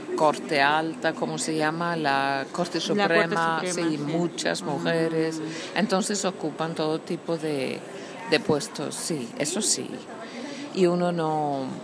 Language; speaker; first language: Spanish; non-native, fluent; Icelandic